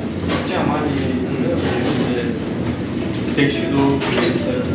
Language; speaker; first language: Korean; non-native, learner; Russian